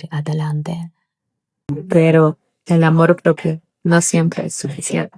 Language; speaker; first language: Spanish; non-native, fluent; Polish